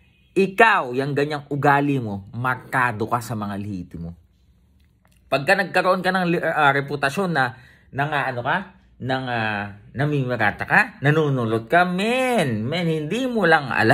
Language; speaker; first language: Filipino; native; Filipino